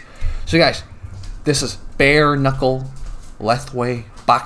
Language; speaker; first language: English; native; English